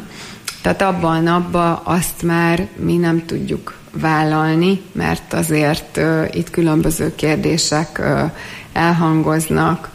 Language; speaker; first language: Hungarian; native; Hungarian